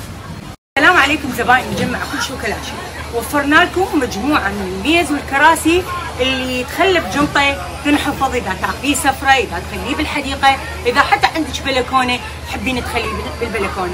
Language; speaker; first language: Arabic; native; Arabic